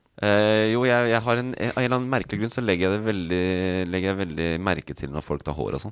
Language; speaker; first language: Norwegian; native; Norwegian